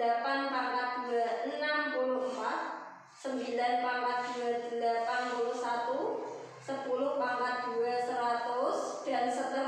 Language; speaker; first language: Indonesian; native; Indonesian